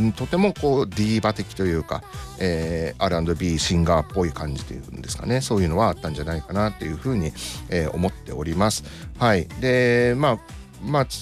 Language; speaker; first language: Japanese; native; Japanese